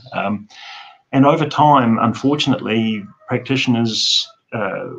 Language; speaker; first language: English; native; English